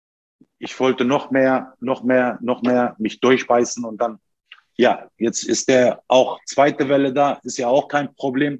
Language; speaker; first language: German; non-native, fluent; Turkish